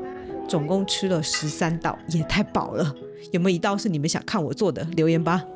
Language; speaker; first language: Chinese; native; Chinese